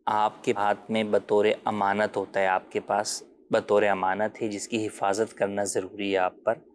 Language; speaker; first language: Urdu; native; Urdu